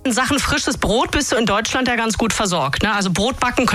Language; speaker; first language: German; native; German